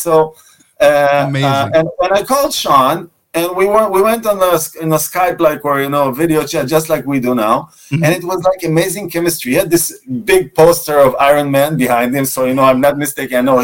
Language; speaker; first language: English; non-native, fluent; Russian